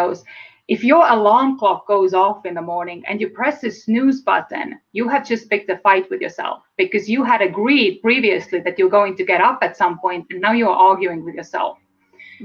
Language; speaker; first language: English; non-native, fluent; Estonian